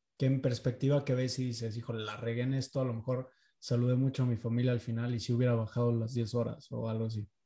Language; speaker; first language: Spanish; native; Spanish